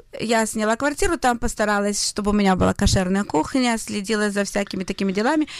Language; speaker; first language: Russian; early bilingual, heritage; Russian